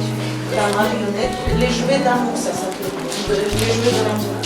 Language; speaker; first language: French; non-native, learner; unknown